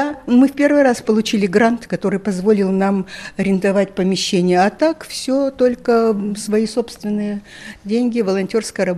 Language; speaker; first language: Russian; native; Russian